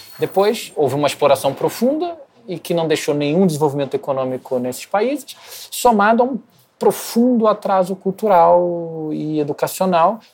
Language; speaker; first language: Portuguese; native; Portuguese